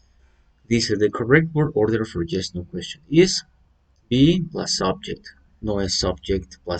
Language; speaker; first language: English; non-native, fluent; Spanish